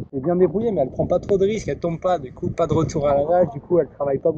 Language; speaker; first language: French; native; French